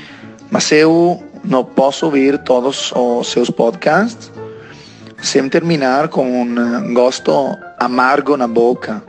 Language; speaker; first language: Portuguese; non-native, learner; Italian